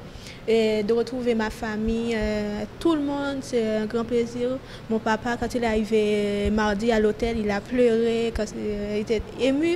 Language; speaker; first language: French; early bilingual, other home language; Haitian Creole